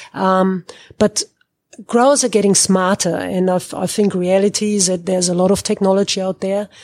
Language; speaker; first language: English; non-native, fluent; German